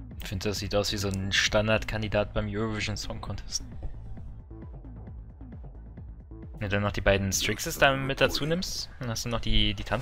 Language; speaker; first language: German; native; German